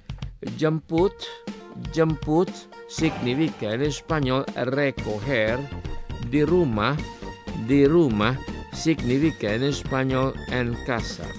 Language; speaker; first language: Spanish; non-native, fluent; Indonesian